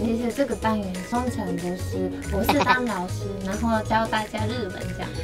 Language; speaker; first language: Chinese; non-native, fluent; Japanese